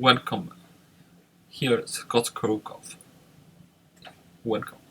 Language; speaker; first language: English; non-native, learner; Swedish